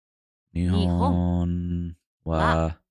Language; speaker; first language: Japanese; non-native, learner; English